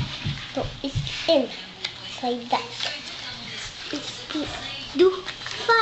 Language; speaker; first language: English; non-native, learner; French